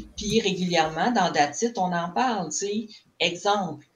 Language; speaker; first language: French; native; French